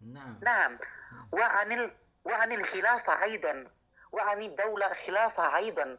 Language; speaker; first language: Arabic; non-native, learner; Indonesian